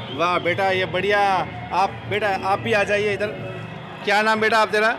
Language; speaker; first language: Hindi; non-native, local second language; Gujarati